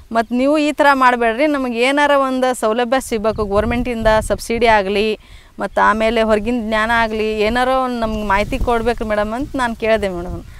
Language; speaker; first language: Kannada; non-native, local second language; Lambadi